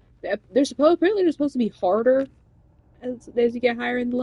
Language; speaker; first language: English; native; English